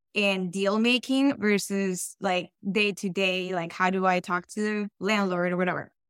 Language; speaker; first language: English; non-native, fluent; Spanish